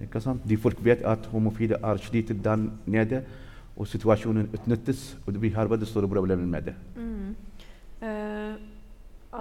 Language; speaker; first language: Norwegian; non-native, learner; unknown